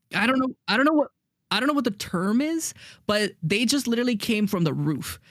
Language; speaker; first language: English; native; English